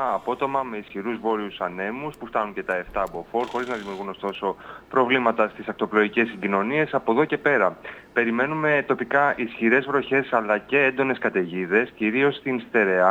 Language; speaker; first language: Greek; native; Greek